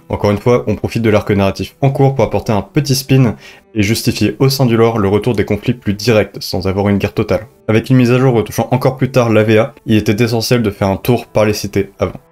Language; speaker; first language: French; native; French